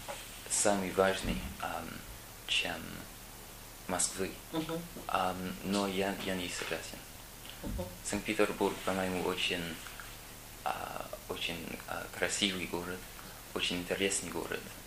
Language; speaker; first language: Russian; non-native, learner; English